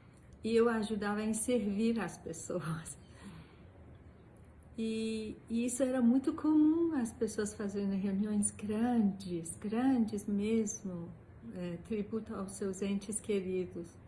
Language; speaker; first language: Portuguese; non-native, fluent; Persian